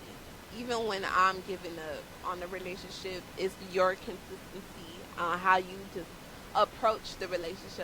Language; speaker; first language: English; native; English